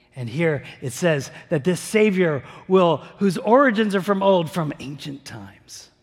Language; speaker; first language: English; native; English